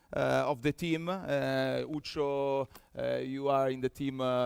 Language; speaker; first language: English; non-native, fluent; Italian